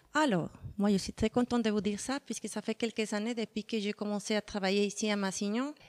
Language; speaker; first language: French; non-native, fluent; Spanish